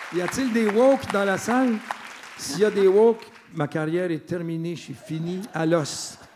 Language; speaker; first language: French; native; French